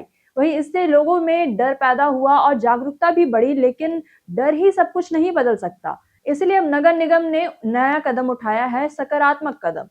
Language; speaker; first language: Hindi; native; Hindi